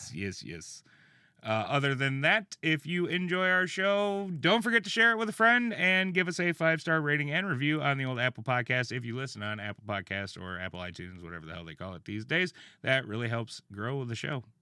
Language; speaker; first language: English; native; English